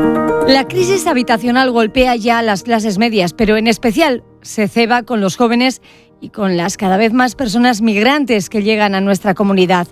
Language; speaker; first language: Spanish; native; Spanish